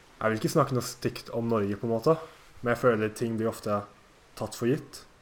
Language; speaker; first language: Norwegian; early bilingual, other home language; Japanese